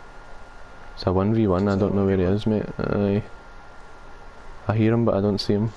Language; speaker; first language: English; native; English